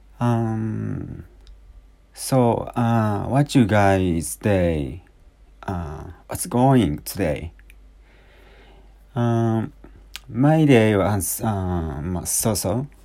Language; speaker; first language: English; non-native, learner; Japanese